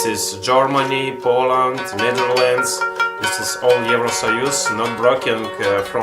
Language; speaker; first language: English; non-native, learner; Russian